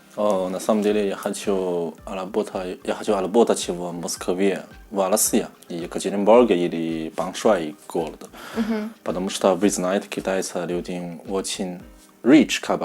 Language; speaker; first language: Russian; non-native, learner; Chinese